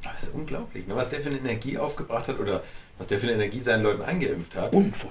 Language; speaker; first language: German; native; German